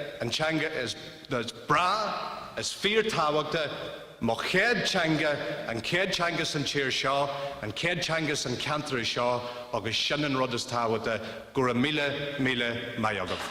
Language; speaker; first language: Irish; non-native, learner; English